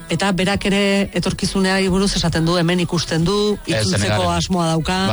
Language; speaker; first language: Basque; native; Basque